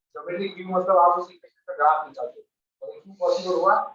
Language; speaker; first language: Hindi; non-native, local second language; Marathi